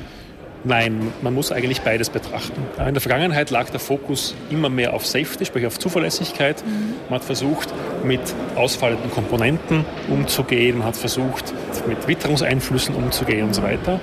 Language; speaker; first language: German; native; German